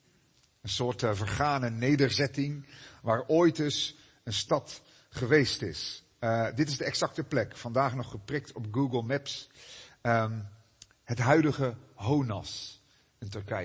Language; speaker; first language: Dutch; native; Dutch